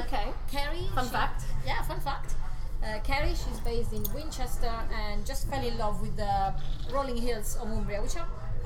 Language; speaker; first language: English; non-native, fluent; Italian